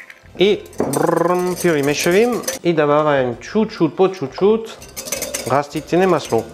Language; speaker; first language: Russian; non-native, learner; French